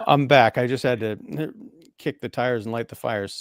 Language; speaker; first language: English; native; English